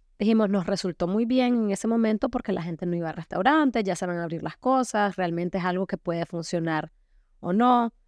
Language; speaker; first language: Spanish; native; Spanish